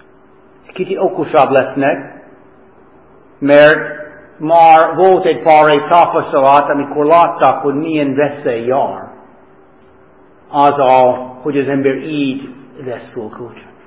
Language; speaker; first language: Hungarian; non-native, learner; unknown